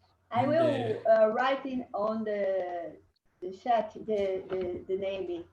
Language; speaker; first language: English; non-native, learner; Portuguese